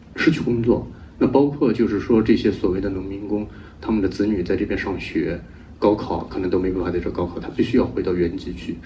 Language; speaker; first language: Chinese; native; Chinese